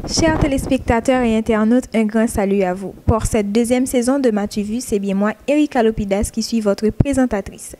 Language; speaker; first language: French; non-native, local second language; Haitian Creole